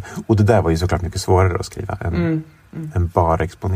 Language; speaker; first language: Swedish; native; Swedish